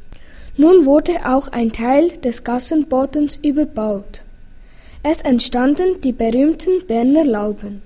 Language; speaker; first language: German; native; German